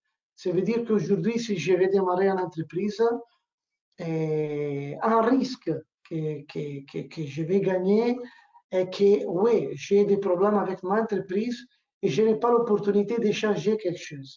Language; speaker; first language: French; non-native, learner; Italian